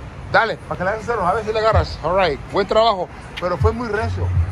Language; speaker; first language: Spanish; early bilingual, heritage; Spanish